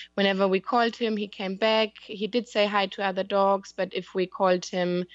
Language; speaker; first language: English; non-native, fluent; German